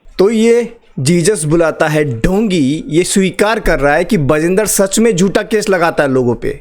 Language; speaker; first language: Hindi; non-native, local second language; Nepali